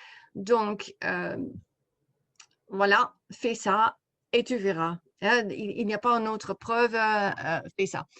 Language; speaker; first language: French; non-native, fluent; Dutch